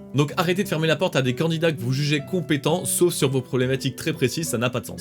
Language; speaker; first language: French; native; French